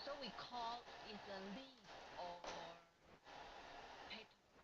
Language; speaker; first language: English; non-native, learner; Chinese